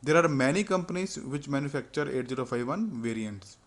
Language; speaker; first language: English; non-native, local second language; Punjabi